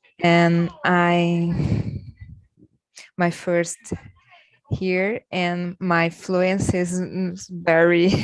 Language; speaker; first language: English; non-native, learner; Portuguese